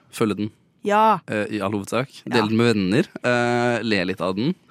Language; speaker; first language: Norwegian; native; Norwegian